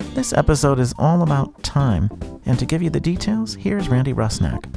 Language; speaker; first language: English; native; English